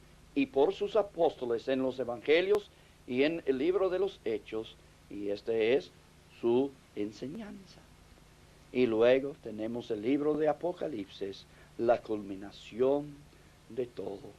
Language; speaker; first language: Spanish; non-native, fluent; English